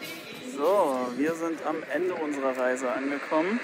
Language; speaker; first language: German; native; German